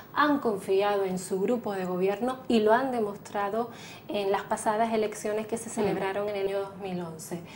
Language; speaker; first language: Spanish; native; Spanish